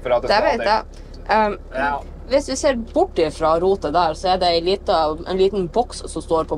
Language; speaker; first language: Norwegian; native; Norwegian